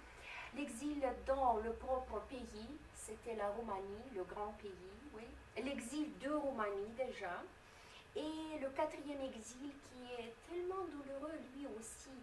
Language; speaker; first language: French; non-native, fluent; Romanian